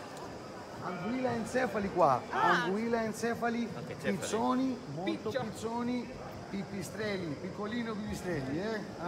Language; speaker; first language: Italian; non-native, learner; Greek